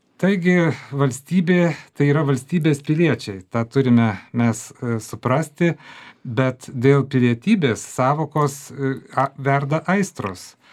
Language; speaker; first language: Lithuanian; native; Lithuanian